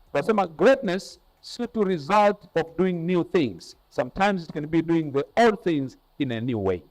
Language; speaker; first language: English; non-native, local second language; Swahili